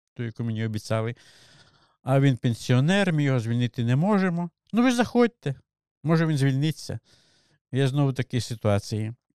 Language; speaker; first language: Ukrainian; native; Ukrainian